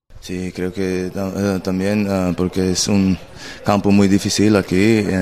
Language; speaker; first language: Spanish; non-native, learner; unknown